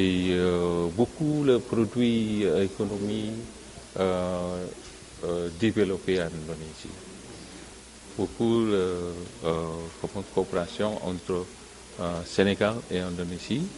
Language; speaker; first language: French; non-native, learner; Indonesian